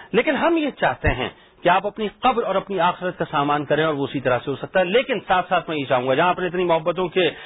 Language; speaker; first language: Urdu; native; Urdu